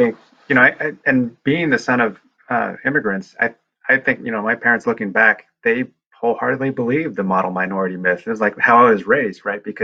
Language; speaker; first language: English; early bilingual, other home language; Chinese